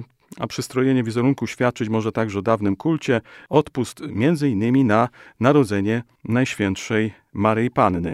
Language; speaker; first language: Polish; native; Polish